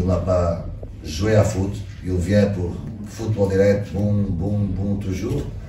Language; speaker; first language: French; non-native, learner; Portuguese